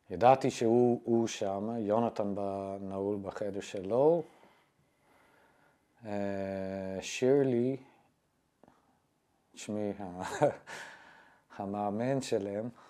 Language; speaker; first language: Hebrew; non-native, fluent; English